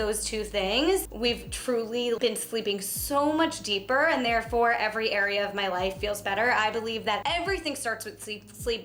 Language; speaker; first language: English; native; English